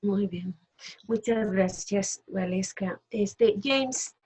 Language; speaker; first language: Spanish; native; Spanish